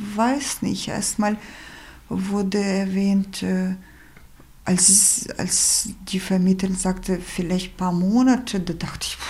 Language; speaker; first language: German; non-native, fluent; Ukrainian